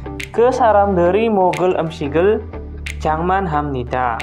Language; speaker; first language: Korean; non-native, fluent; Indonesian